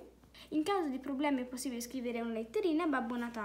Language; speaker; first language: Italian; native; Italian